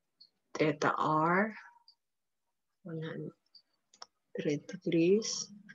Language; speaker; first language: English; non-native, local second language; Filipino